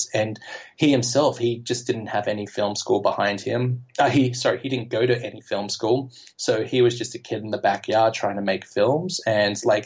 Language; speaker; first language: English; native; English